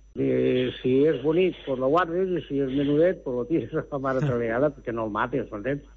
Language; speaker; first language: Catalan; native; Catalan